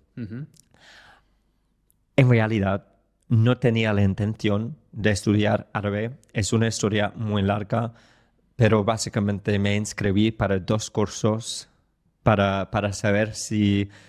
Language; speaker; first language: Spanish; non-native, fluent; English